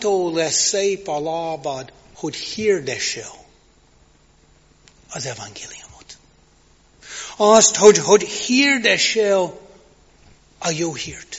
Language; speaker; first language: Hungarian; non-native, fluent; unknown